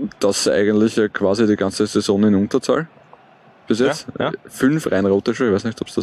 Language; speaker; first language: German; native; German